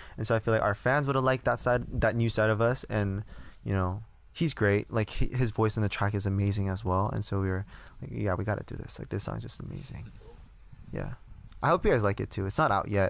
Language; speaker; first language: English; early bilingual, other home language; Korean